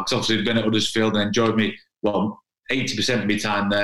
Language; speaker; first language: English; native; English